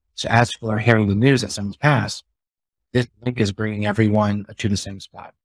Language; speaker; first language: English; native; English